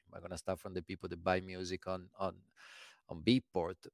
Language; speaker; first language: English; non-native, fluent; Italian